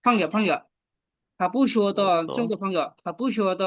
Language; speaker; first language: Chinese; non-native, learner; Bangla